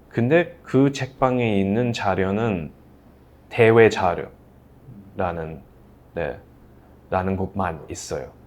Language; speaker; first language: Korean; non-native, fluent; English